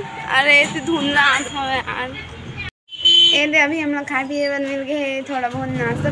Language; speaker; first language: Hindi; non-native, local second language; Chhattisgarhi